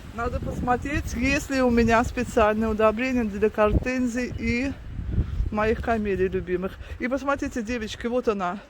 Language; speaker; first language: Russian; native; Russian